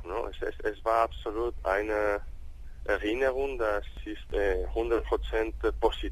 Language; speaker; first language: German; non-native, learner; Spanish